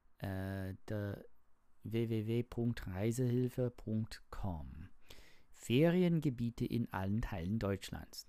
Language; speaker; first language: German; non-native, learner; English